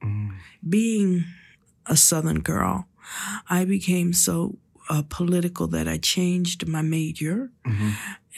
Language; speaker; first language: English; native; English